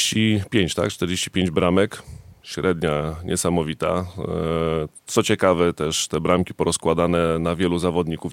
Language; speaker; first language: Polish; native; Polish